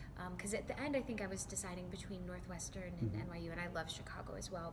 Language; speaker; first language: English; native; English